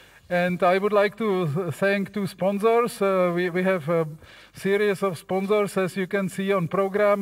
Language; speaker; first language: English; non-native, fluent; Czech